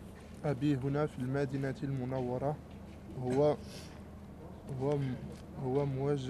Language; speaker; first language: Arabic; non-native, learner; French